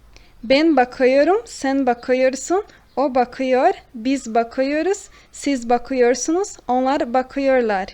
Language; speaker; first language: Turkish; non-native, fluent; Portuguese